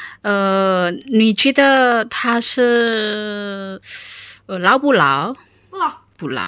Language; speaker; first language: Chinese; non-native, fluent; Indonesian